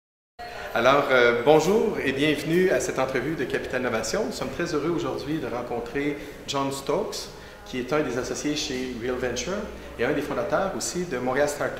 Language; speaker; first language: French; native; French